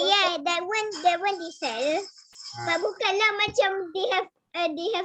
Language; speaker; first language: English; non-native, local second language; Malay